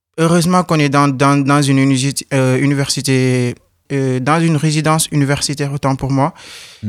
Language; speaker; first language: French; non-native, local second language; Wolof